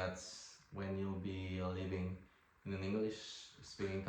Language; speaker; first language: English; non-native, fluent; French